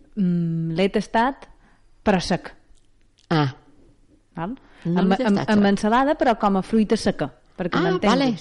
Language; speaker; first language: Catalan; native; Catalan